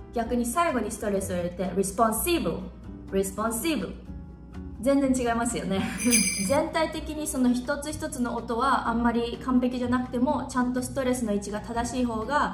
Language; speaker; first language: Japanese; native; Japanese